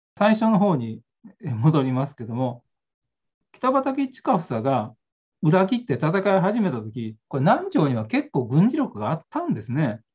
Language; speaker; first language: Japanese; native; Japanese